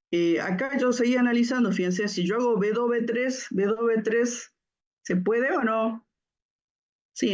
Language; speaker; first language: Spanish; native; Spanish